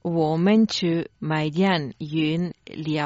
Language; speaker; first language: Chinese; non-native, learner; Croatian